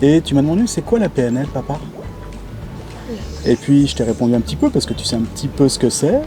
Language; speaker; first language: French; native; French